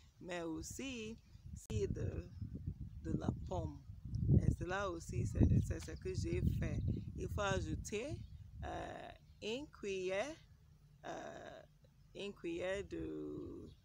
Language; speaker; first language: French; non-native, learner; English